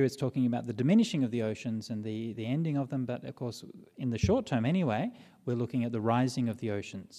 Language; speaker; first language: English; native; English